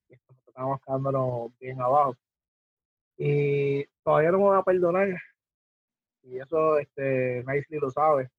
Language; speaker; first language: Spanish; native; Spanish